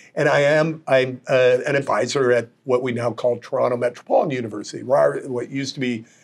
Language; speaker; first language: English; native; English